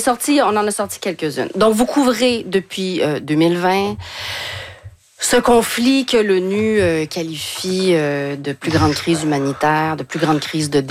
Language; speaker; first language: French; native; French